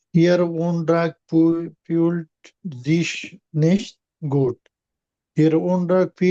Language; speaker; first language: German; non-native, learner; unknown